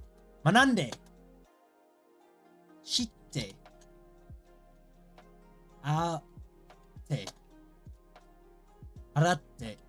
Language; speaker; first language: Japanese; non-native, learner; English